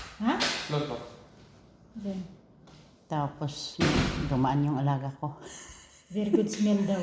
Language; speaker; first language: Filipino; non-native, local second language; Cebuano